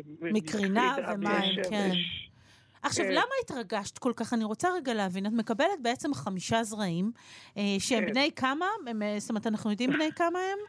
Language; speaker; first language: Hebrew; native; Hebrew